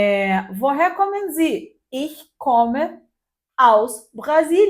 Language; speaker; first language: German; non-native, fluent; Portuguese